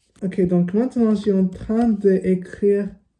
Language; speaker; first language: French; non-native, learner; English